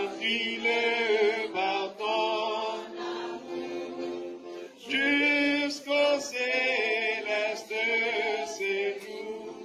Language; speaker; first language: French; non-native, local second language; Haitian Creole